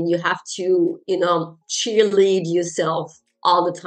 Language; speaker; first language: English; non-native, fluent; French